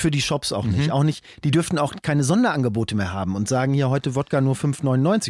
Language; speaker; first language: German; native; German